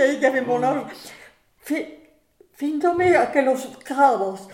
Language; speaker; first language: French; native; French